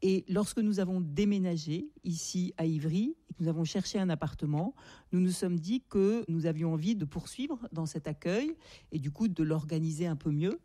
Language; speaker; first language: French; native; French